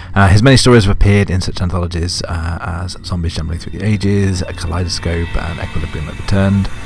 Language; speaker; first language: English; native; English